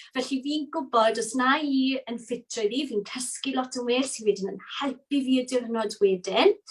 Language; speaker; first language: Welsh; native; Welsh